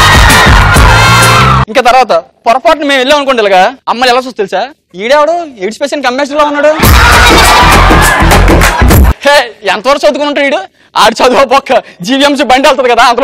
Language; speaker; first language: Telugu; native; Telugu